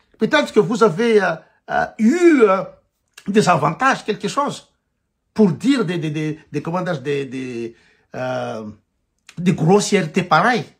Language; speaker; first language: French; non-native, local second language; Malagasy